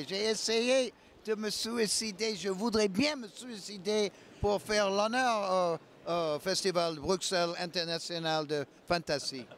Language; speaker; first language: French; non-native, learner; English